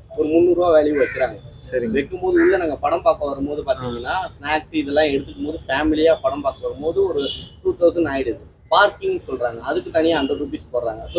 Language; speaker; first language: Tamil; native; Tamil